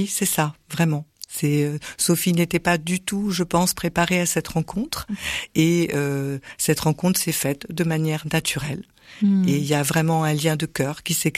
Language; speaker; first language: French; native; French